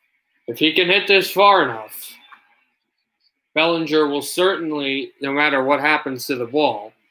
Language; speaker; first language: English; native; English